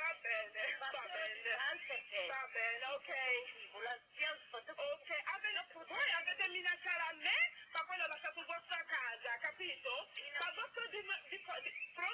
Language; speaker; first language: Italian; non-native, learner; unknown